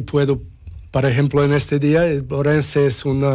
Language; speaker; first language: Spanish; non-native, fluent; Serbian